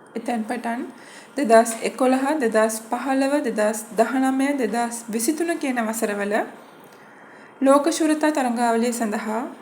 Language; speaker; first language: Sinhala; native; Sinhala